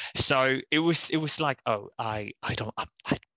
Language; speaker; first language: English; non-native, fluent; Spanish